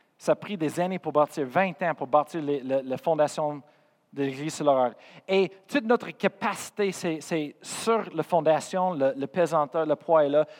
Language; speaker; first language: French; non-native, fluent; English